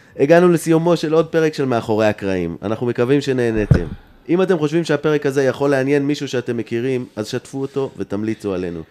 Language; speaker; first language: Hebrew; native; Hebrew